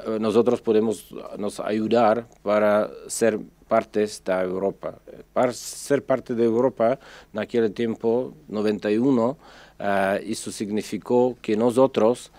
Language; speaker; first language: Spanish; non-native, fluent; Czech